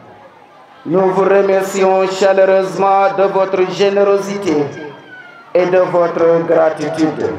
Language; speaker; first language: French; non-native, local second language; Serer